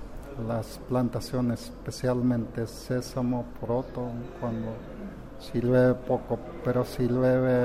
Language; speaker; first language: Spanish; non-native, local second language; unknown